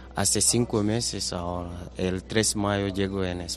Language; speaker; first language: Spanish; non-native, learner; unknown